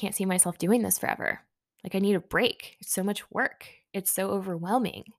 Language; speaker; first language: English; early bilingual, other home language; Hindi